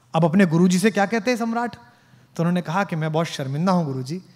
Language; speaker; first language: Hindi; native; Hindi